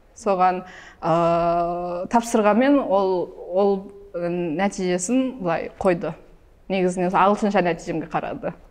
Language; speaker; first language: Kazakh; early bilingual, heritage; Kazakh